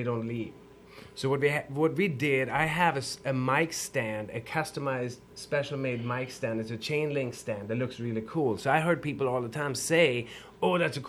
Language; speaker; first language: English; non-native, fluent; Swedish